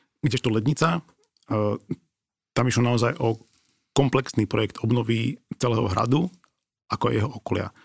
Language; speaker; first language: Slovak; native; Slovak